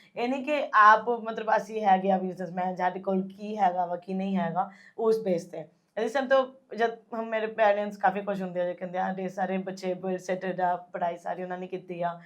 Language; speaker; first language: Punjabi; early bilingual, heritage; Punjabi